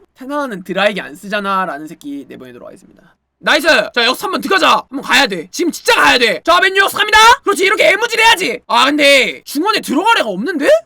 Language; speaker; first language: Korean; native; Korean